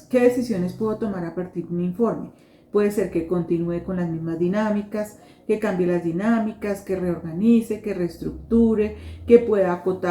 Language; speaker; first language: Spanish; native; Spanish